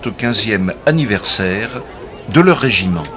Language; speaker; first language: French; native; French